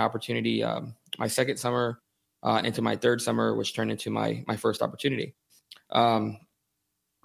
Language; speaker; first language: English; native; English